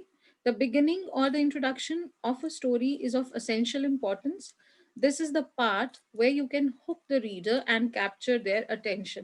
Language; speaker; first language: English; non-native, local second language; Hindi